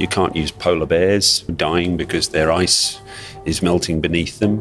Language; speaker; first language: English; native; English